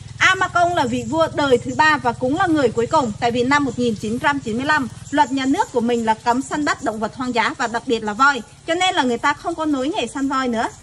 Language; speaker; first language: Vietnamese; non-native, local second language; Mon